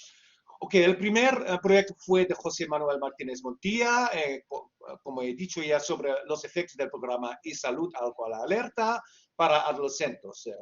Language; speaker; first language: Spanish; non-native, learner; Dutch